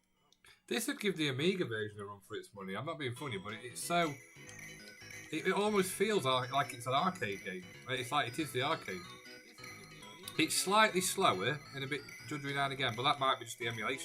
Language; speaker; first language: English; native; English